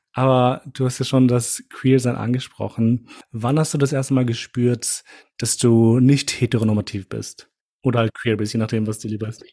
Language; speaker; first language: German; early bilingual, other home language; Albanian